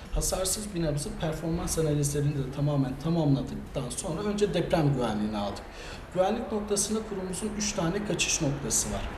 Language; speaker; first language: Turkish; native; Turkish